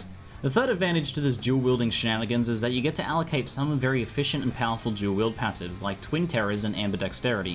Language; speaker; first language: English; native; English